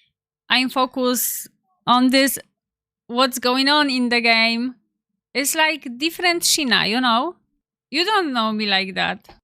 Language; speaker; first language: English; non-native, learner; Polish